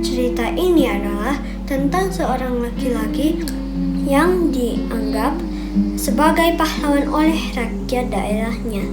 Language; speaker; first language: Indonesian; native; Indonesian